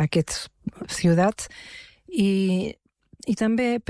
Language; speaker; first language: Catalan; non-native, fluent; Spanish